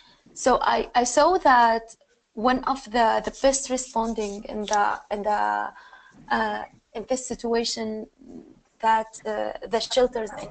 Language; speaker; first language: English; non-native, learner; Arabic